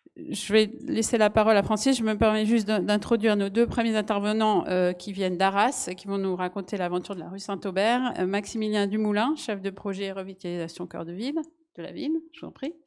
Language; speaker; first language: French; native; French